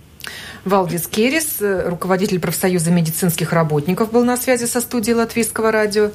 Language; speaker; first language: Russian; native; Russian